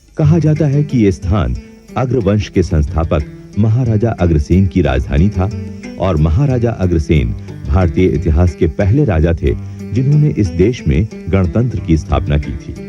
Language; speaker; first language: Hindi; native; Hindi